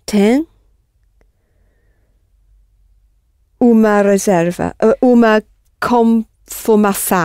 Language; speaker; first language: Portuguese; non-native, learner; English